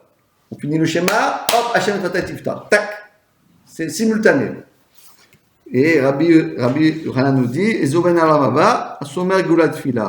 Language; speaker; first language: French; native; French